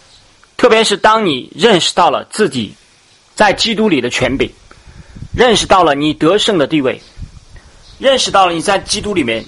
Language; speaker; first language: Chinese; native; Chinese